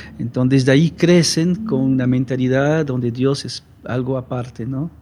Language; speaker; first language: Spanish; non-native, fluent; French